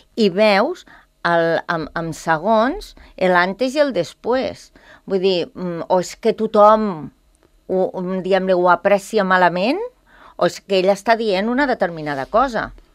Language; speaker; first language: Catalan; native; Catalan